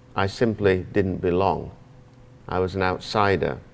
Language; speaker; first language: English; native; English